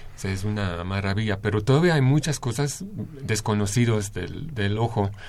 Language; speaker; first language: Spanish; non-native, fluent; English